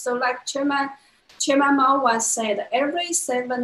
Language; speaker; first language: English; non-native, fluent; Chinese